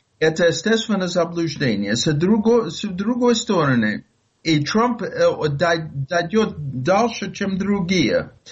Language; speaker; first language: Russian; non-native, fluent; English